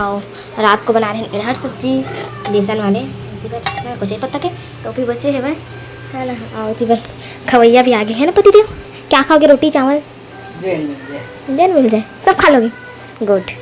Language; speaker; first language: Hindi; non-native, local second language; Chhattisgarhi